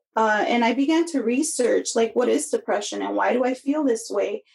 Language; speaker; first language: English; native; English